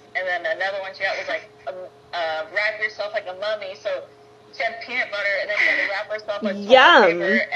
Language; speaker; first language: English; native; English